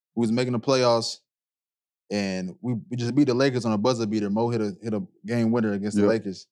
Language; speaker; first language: English; native; English